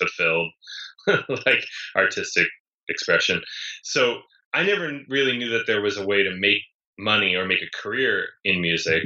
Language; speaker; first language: English; native; English